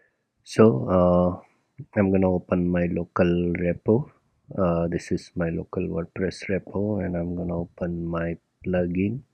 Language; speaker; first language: English; non-native, local second language; Gujarati